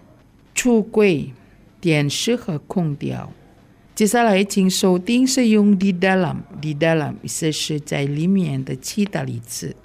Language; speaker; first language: Chinese; non-native, fluent; Indonesian